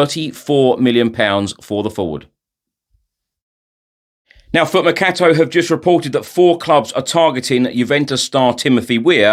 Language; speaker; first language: English; native; English